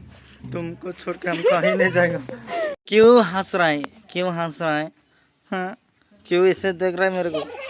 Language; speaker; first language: Hindi; non-native, local second language; Bodo